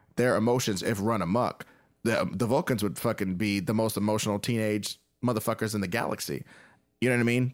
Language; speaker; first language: English; native; English